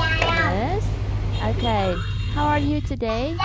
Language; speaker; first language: English; non-native, fluent; Vietnamese